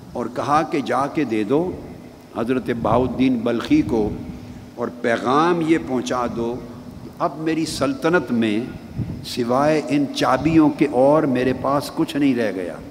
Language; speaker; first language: Urdu; non-native, local second language; Punjabi